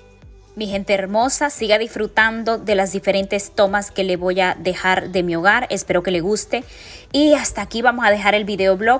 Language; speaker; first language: Spanish; native; Spanish